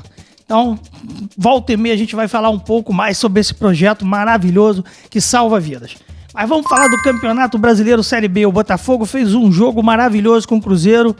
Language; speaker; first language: Portuguese; native; Portuguese